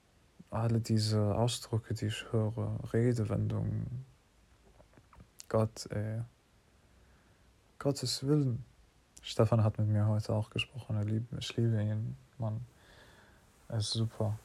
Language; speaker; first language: German; non-native, learner; English